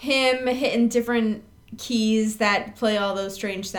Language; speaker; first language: English; native; English